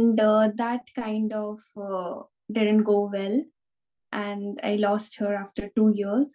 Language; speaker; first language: English; non-native, local second language; Bangla